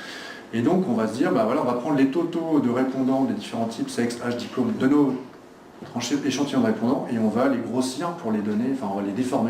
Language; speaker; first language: French; native; French